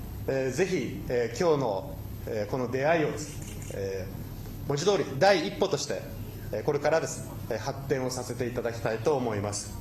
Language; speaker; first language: Japanese; native; Japanese